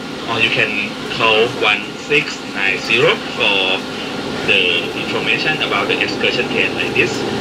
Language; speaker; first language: English; non-native, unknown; Thai